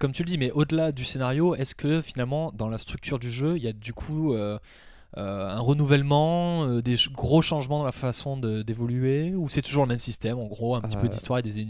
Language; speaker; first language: French; native; French